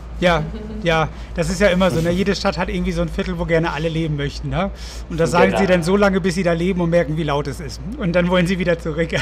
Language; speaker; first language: German; native; German